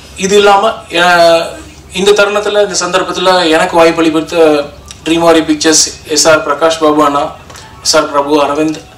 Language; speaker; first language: Tamil; native; Tamil